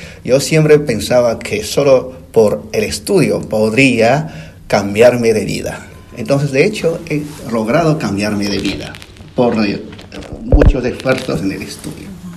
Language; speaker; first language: Spanish; non-native, fluent; Chinese